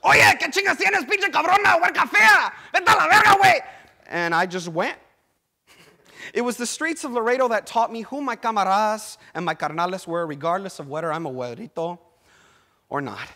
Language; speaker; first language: English; native; English